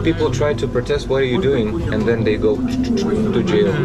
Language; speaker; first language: English; non-native, fluent; Russian